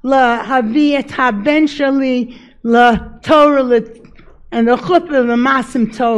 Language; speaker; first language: Hebrew; non-native, learner; English